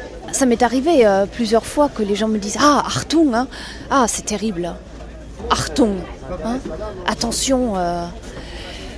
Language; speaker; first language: French; non-native, fluent; German